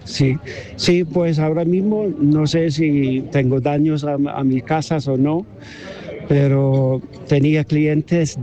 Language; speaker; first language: Spanish; non-native, fluent; English